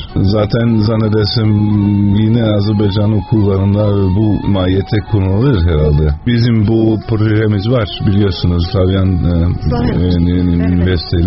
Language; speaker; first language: Turkish; non-native, fluent; Dutch